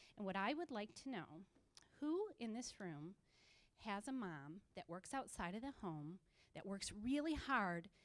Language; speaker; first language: English; native; English